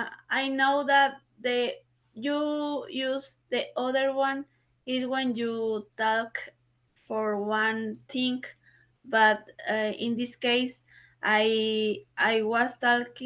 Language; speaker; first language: English; non-native, learner; Spanish